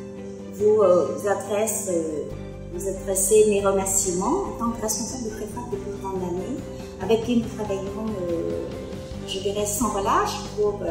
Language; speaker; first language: French; non-native, fluent; Vietnamese